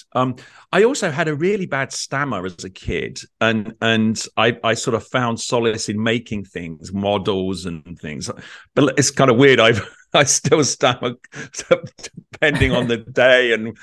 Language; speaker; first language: English; native; English